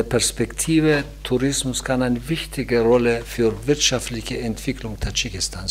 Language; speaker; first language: German; non-native, learner; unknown